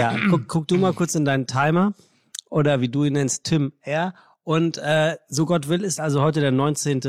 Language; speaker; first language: German; native; German